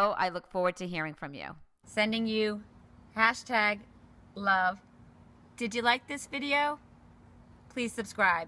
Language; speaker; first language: English; native; English